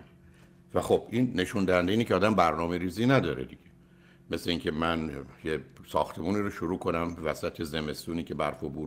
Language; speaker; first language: Persian; native; Persian